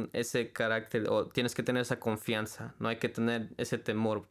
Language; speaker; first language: Spanish; early bilingual, heritage; Spanish